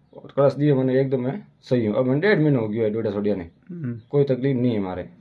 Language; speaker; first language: Hindi; native; Hindi